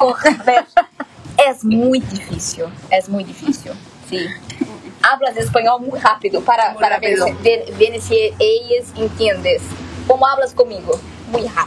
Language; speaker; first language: Spanish; non-native, learner; Portuguese